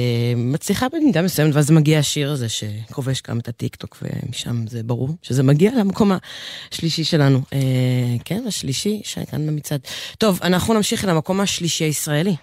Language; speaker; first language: Hebrew; native; Hebrew